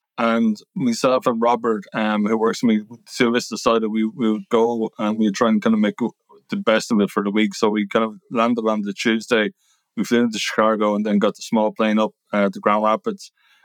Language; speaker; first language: English; native; English